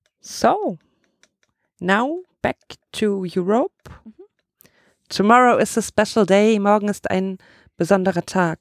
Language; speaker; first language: German; native; German